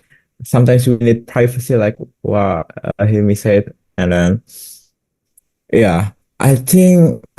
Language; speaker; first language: English; non-native, learner; Indonesian